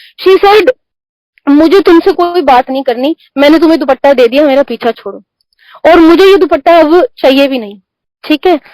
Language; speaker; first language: Hindi; non-native, local second language; Punjabi